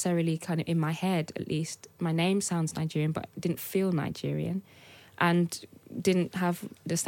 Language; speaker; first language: English; native; English